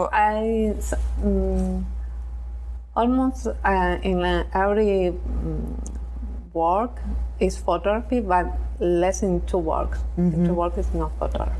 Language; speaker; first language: English; non-native, learner; Spanish